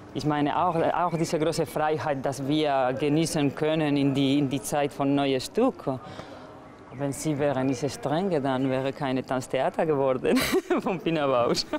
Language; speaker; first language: German; non-native, fluent; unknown